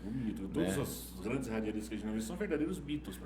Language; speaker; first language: Portuguese; native; Portuguese